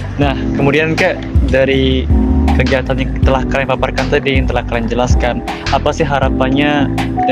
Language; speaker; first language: Indonesian; native; Indonesian